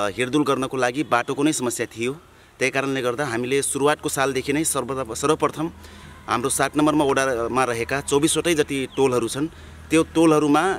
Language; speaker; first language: Nepali; non-native, local second language; Dangaura Tharu